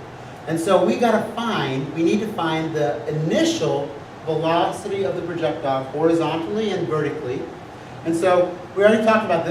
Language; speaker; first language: English; native; English